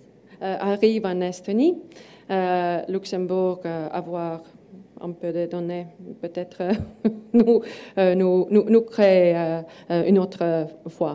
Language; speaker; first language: French; non-native, learner; Estonian